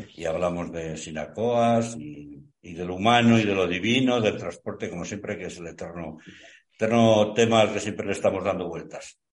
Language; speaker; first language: Spanish; native; Spanish